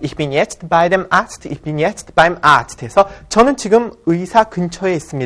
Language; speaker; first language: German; non-native, fluent; Korean